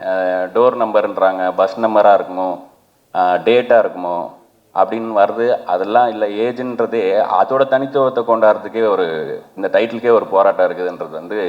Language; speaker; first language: Tamil; native; Tamil